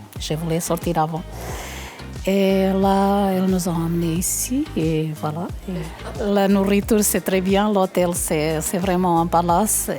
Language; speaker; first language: French; non-native, fluent; Portuguese